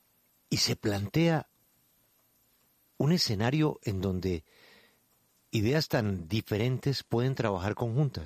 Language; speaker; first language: Spanish; native; Spanish